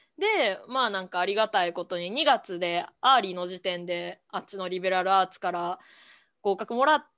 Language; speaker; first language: Japanese; early bilingual, other home language; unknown